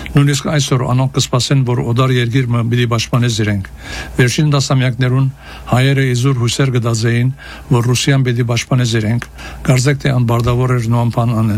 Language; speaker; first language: Armenian; early bilingual, heritage; Armenian